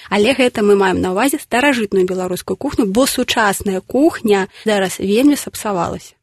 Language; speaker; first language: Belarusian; native; Belarusian